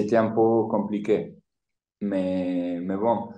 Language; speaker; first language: French; non-native, fluent; Spanish